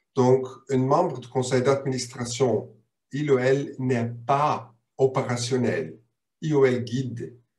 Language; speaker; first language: French; non-native, local second language; German